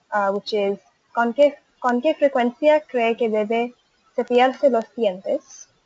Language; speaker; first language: Spanish; non-native, learner; English